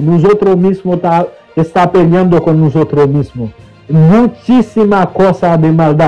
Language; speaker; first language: Spanish; non-native, fluent; Haitian Creole